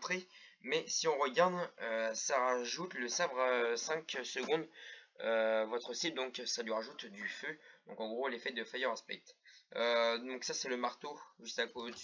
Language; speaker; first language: French; native; French